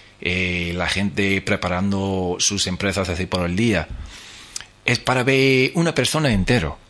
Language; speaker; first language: Spanish; non-native, fluent; English